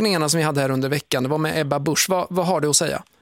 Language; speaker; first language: Swedish; native; Swedish